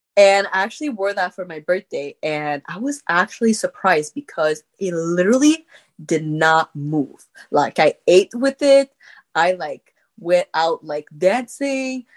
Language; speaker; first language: English; non-native, fluent; French